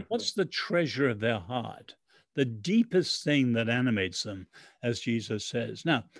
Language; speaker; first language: English; early bilingual, other home language; Chinese